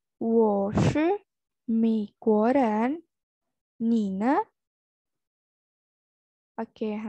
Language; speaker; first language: Chinese; non-native, fluent; Indonesian